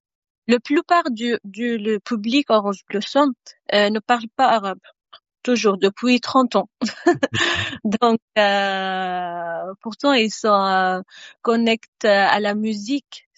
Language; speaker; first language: French; non-native, fluent; Arabic